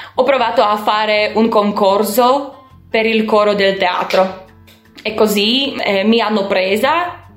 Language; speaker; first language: Italian; non-native, fluent; Slovak